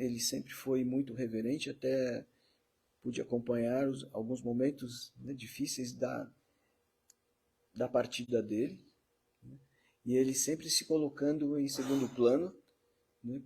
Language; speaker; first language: Portuguese; native; Portuguese